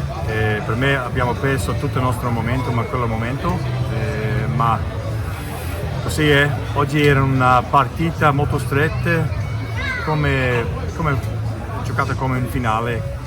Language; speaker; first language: Italian; non-native, learner; English